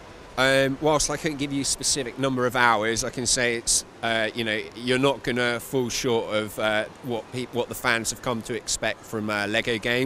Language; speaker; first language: English; native; English